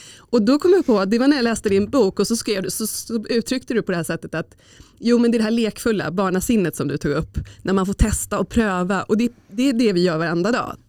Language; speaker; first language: Swedish; native; Swedish